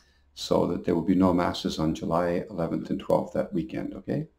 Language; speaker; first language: English; native; English